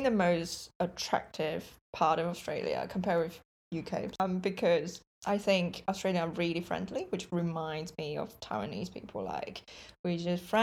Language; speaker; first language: English; non-native, fluent; Chinese